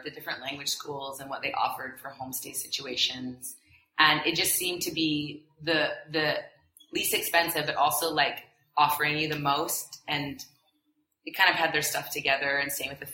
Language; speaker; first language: English; native; English